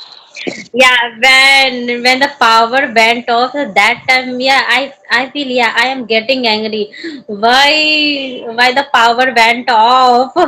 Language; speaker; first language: English; non-native, learner; Hindi